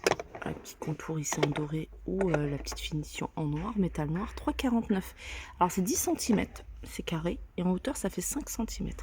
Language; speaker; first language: French; native; French